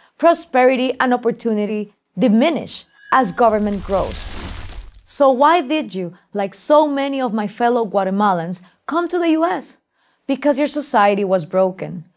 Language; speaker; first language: English; non-native, fluent; Spanish